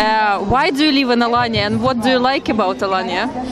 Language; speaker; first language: English; non-native, fluent; Russian